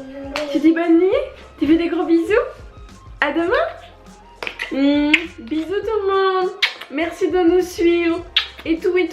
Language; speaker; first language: French; native; French